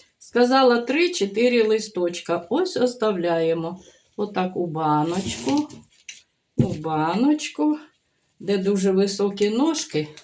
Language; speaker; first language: Ukrainian; native; Ukrainian